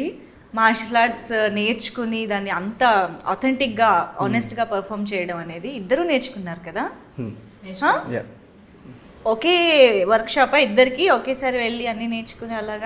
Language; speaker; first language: Telugu; native; Telugu